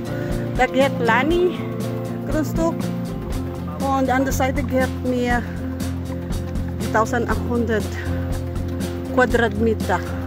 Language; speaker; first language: German; non-native, learner; Filipino